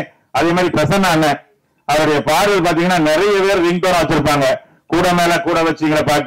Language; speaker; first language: Tamil; native; Tamil